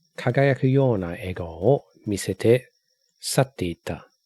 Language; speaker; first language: Japanese; non-native, learner; English